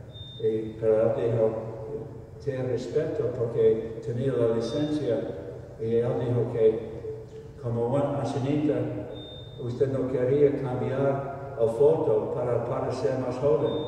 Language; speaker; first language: Spanish; non-native, fluent; English